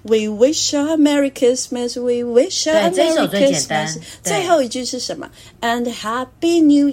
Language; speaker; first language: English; non-native, fluent; Chinese